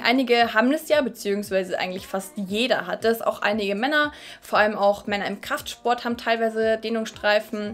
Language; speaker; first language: German; native; German